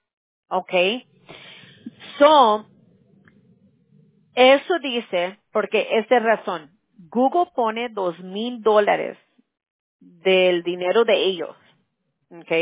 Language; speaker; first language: Spanish; early bilingual, heritage; Spanish